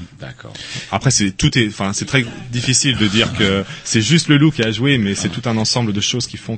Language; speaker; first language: French; native; French